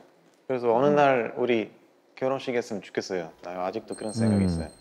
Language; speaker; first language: Korean; non-native, learner; Bulgarian